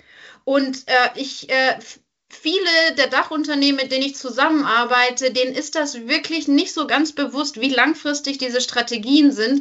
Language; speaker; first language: German; native; German